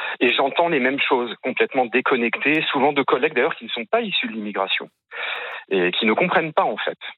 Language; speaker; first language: French; early bilingual, other home language; Arabic